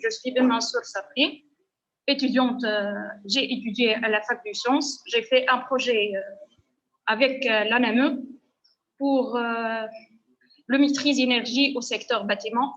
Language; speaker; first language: French; non-native, local second language; Arabic